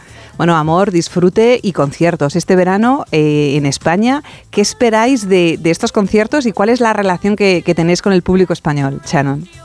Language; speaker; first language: Spanish; native; Spanish